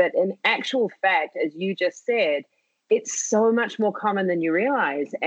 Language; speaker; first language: English; native; English